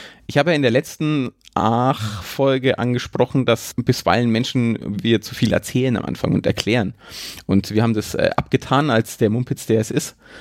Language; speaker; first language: German; native; German